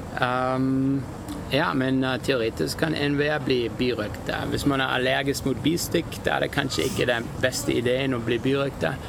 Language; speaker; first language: Norwegian; non-native, fluent; German